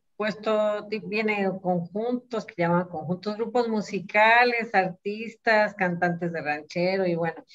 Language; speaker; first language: Spanish; native; Spanish